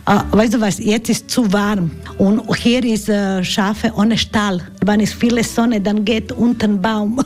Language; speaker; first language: German; non-native, learner; Croatian